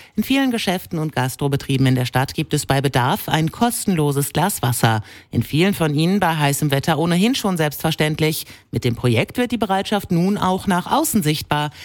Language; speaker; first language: German; native; German